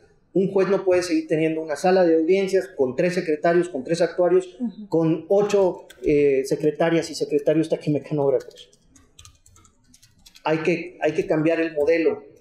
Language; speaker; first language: Spanish; native; Spanish